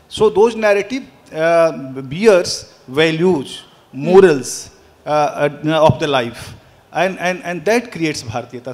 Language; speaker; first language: Hindi; native; Hindi